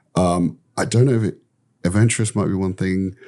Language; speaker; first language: English; native; English